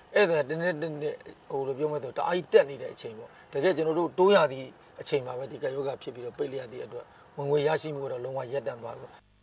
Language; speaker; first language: Burmese; native; Burmese